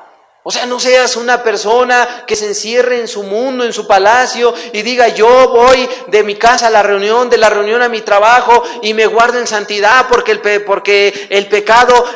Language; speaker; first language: Spanish; native; Spanish